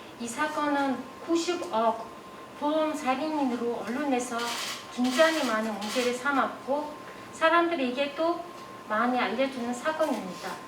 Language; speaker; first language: Korean; non-native, fluent; Mongolian